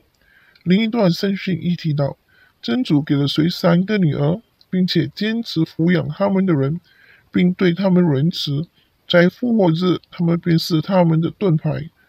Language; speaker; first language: Chinese; non-native, local second language; Cantonese